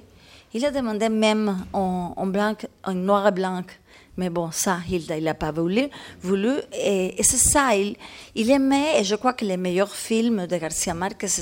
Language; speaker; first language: French; non-native, learner; Spanish